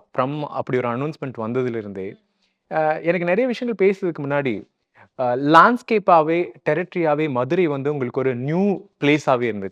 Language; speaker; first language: Tamil; native; Tamil